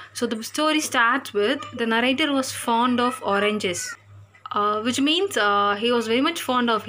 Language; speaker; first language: English; non-native, local second language; Tamil